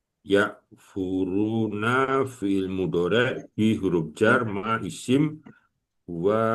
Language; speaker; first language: Arabic; non-native, learner; Indonesian